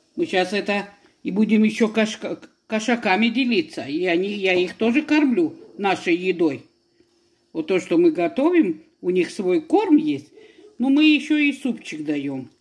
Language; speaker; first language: Russian; non-native, local second language; Georgian